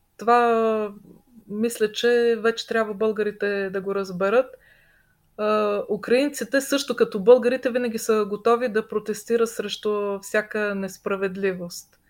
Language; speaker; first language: Bulgarian; native; Bulgarian